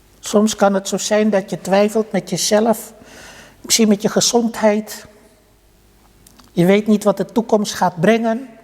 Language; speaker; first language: Dutch; early bilingual, other home language; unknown